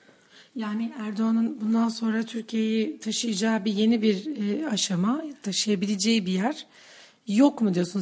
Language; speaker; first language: Turkish; native; Turkish